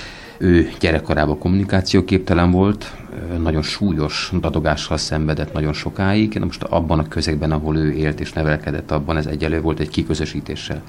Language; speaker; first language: Hungarian; native; Hungarian